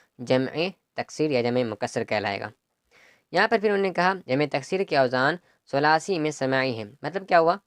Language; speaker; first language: Urdu; native; Urdu